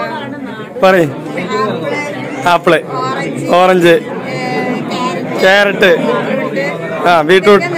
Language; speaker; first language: Malayalam; native; Malayalam